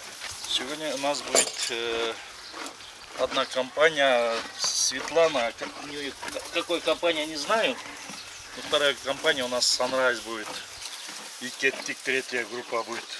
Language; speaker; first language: Russian; non-native, local second language; Kyrgyz